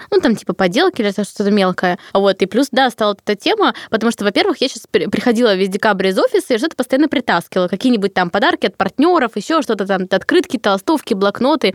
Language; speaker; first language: Russian; native; Russian